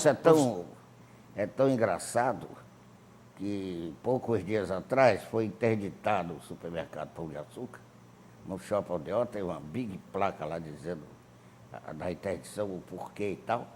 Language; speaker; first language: Portuguese; native; Portuguese